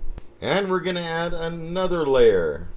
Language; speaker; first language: English; native; English